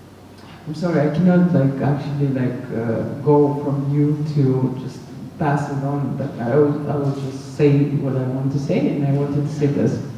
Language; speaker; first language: English; non-native, fluent; Russian